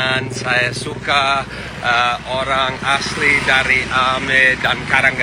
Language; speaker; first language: Indonesian; non-native, learner; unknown